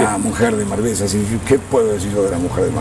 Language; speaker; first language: Spanish; native; Spanish